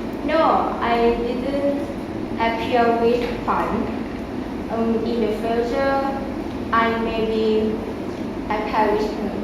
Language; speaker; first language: English; non-native, learner; Thai